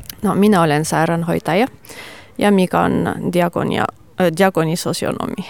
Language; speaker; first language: Finnish; non-native, fluent; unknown